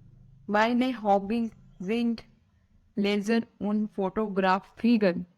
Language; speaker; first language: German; non-native, learner; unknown